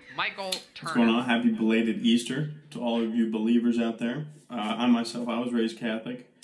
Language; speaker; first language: English; native; English